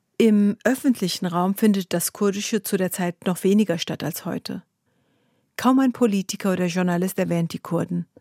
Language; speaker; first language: German; early bilingual, other home language; Zaza